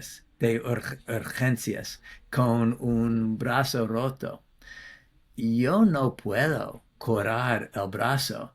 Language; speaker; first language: Spanish; non-native, fluent; English